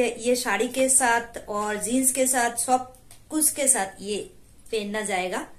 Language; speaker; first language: Hindi; non-native, local second language; Bangla